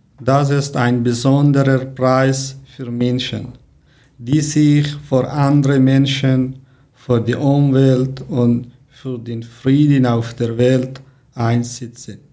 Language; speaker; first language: German; non-native, learner; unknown